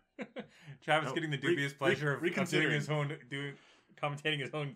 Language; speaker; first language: English; native; English